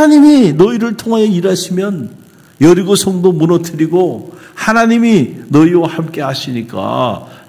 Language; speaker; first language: Korean; native; Korean